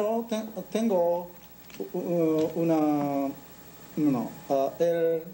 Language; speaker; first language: Spanish; non-native, learner; Japanese